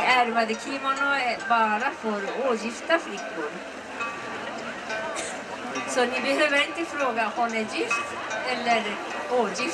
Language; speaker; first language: Swedish; non-native, learner; Japanese